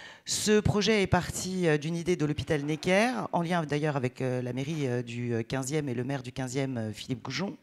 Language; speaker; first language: French; native; French